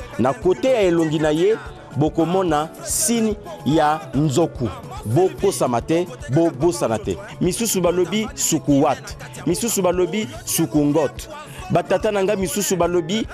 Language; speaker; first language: Lingala; native; Lingala